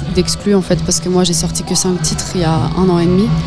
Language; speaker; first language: French; native; French